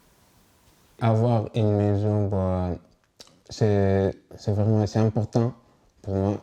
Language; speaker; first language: French; non-native, local second language; Bambara